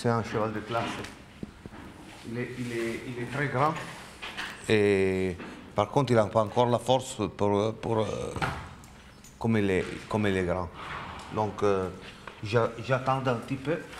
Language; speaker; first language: French; non-native, learner; Italian